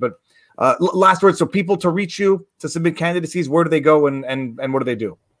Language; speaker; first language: English; native; English